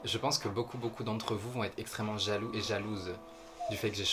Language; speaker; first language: French; native; French